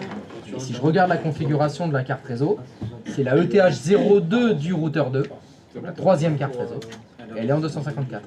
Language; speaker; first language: French; native; French